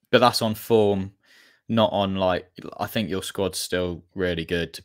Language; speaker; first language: English; native; English